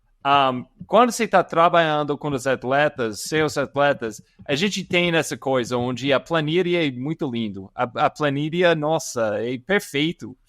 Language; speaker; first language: Portuguese; non-native, fluent; English